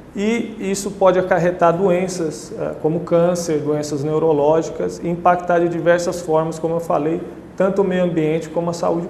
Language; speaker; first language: Portuguese; native; Portuguese